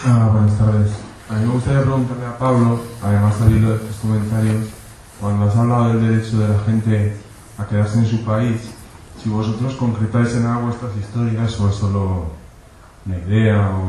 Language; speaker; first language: Spanish; non-native, learner; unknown